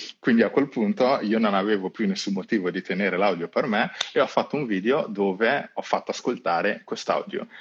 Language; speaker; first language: Italian; early bilingual, other home language; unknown